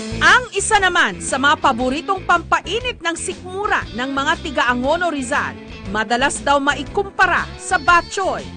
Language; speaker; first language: Filipino; native; Filipino